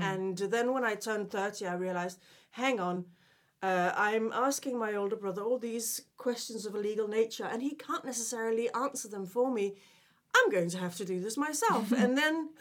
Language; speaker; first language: English; non-native, fluent; Danish